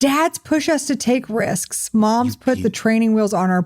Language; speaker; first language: English; native; English